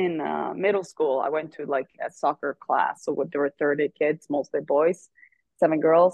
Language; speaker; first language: English; non-native, fluent; Swedish